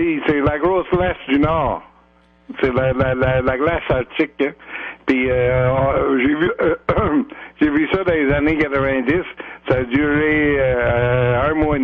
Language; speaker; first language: French; native; French